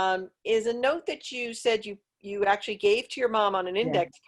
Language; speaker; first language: English; native; English